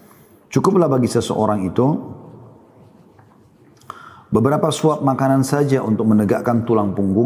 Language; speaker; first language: Indonesian; native; Indonesian